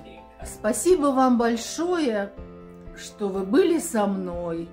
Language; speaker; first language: Russian; native; Russian